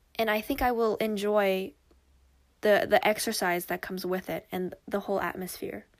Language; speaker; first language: English; early bilingual, other home language; Korean